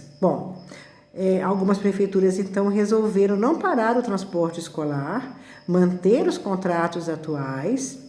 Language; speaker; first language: Portuguese; native; Portuguese